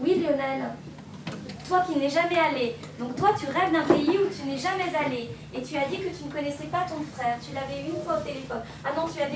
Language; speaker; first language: French; native; French